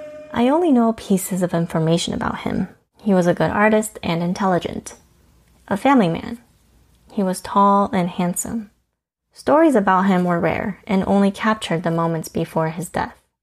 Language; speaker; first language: English; early bilingual, other home language; Korean